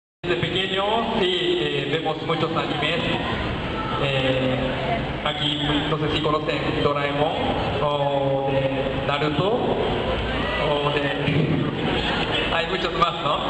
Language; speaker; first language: Spanish; non-native, learner; Japanese